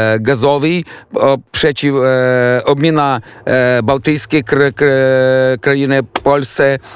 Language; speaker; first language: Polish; non-native, fluent; Ukrainian